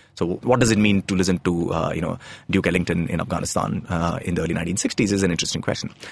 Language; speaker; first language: English; non-native, local second language; Tamil